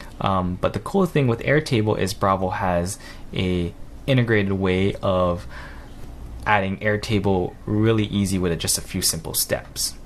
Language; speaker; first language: English; native; English